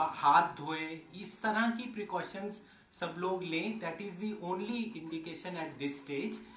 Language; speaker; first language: Hindi; non-native, local second language; Marathi